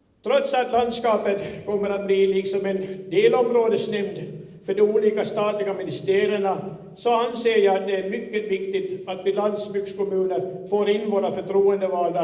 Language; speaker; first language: Swedish; native; Swedish